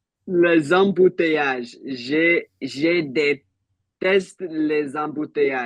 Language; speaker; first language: French; non-native, learner; English